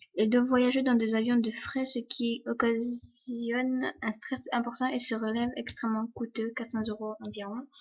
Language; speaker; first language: French; early bilingual, other home language; Polish